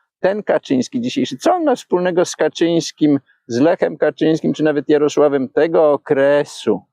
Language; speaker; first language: Polish; native; Polish